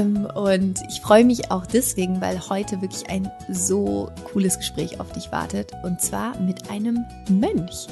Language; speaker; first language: German; native; German